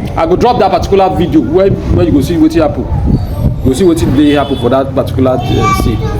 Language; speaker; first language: Nigerian Pidgin; native; Nigerian Pidgin